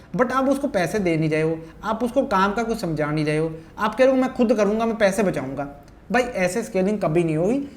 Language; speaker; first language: Hindi; native; Hindi